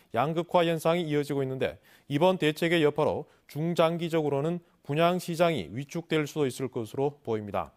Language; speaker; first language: Korean; native; Korean